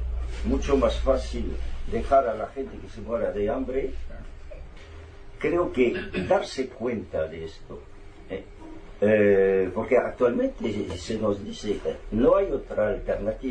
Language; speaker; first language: Spanish; native; Spanish